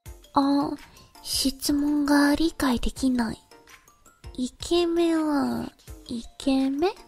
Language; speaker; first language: Japanese; non-native, learner; English